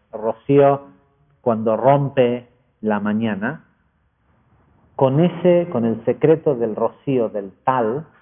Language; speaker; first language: Spanish; native; Spanish